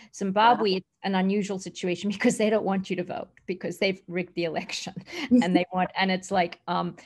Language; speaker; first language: English; native; English